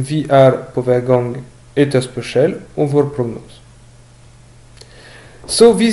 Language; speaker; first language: Norwegian; non-native, learner; French